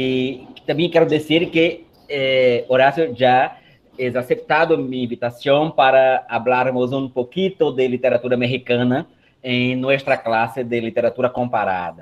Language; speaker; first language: Spanish; non-native, fluent; Portuguese